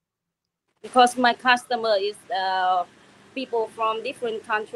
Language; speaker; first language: English; non-native, learner; Vietnamese